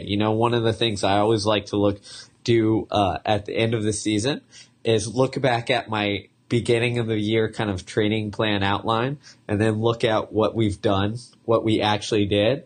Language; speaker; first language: English; native; English